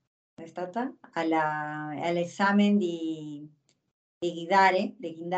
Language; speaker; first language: Italian; non-native, learner; Spanish